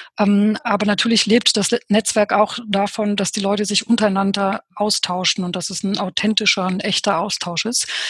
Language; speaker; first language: German; early bilingual, other home language; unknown